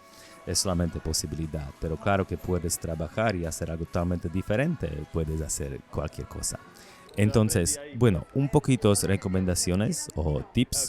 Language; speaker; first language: Spanish; non-native, learner; Slovak